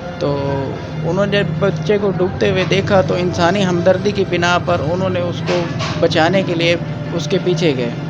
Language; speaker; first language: Urdu; non-native, local second language; Punjabi